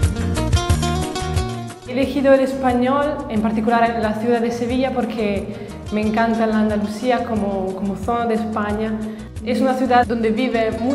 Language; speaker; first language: Spanish; non-native, learner; Italian